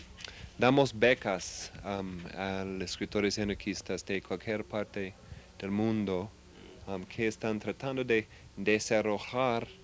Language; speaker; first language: Spanish; non-native, fluent; English